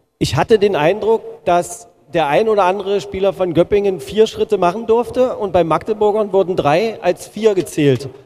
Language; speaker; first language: German; native; German